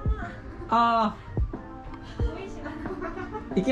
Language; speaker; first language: Japanese; non-native, learner; Indonesian